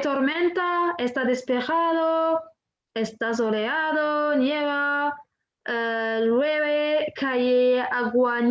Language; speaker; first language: Spanish; non-native, fluent; French